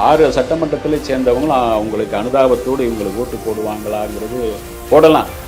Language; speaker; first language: Tamil; native; Tamil